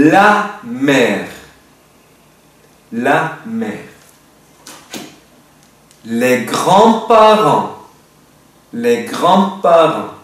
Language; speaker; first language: French; non-native, fluent; Spanish